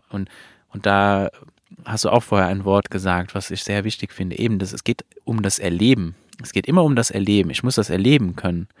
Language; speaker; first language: German; non-native, fluent; Luxembourgish